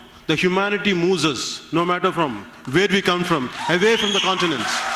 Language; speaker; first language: English; non-native, local second language; Telugu